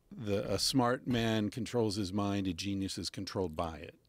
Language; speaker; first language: English; native; English